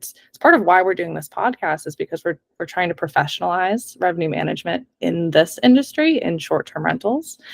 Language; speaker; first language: English; native; English